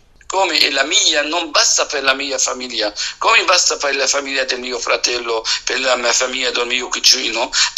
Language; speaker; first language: Italian; non-native, fluent; Arabic